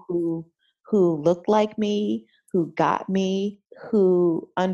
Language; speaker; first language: English; native; English